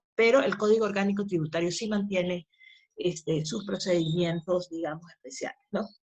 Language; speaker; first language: Spanish; native; Spanish